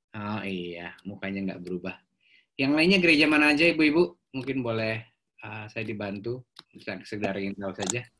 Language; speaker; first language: Indonesian; native; Indonesian